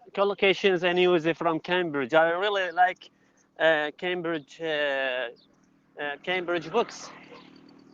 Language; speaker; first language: English; non-native, learner; Arabic